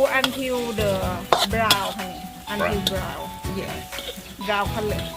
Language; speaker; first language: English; non-native, learner; Thai